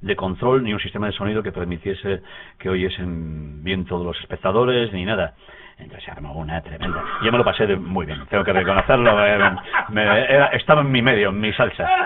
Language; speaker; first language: Spanish; native; Spanish